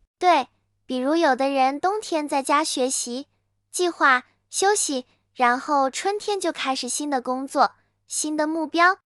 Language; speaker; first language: Chinese; native; Chinese